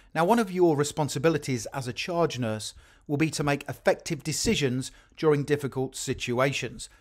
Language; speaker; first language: English; native; English